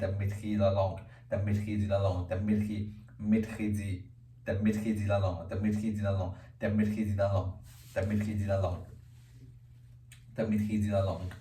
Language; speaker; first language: French; non-native, learner; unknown